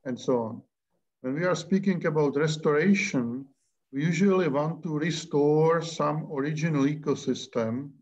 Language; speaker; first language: English; non-native, fluent; Czech